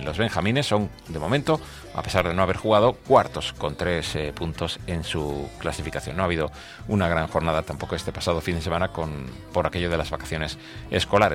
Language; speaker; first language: Spanish; native; Spanish